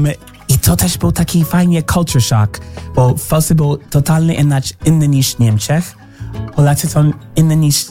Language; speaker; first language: Polish; non-native, fluent; English